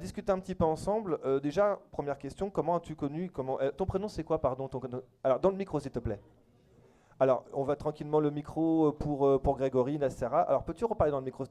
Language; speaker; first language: French; native; French